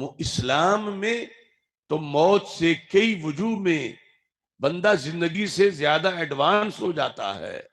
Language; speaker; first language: Urdu; non-native, local second language; Punjabi